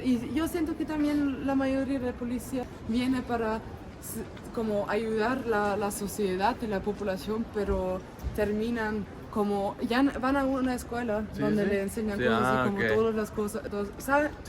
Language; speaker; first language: Spanish; non-native, fluent; German